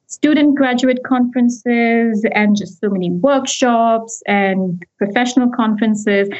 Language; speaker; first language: English; non-native, local second language; Hindi